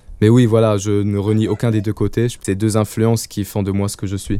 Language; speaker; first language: French; non-native, local second language; Luxembourgish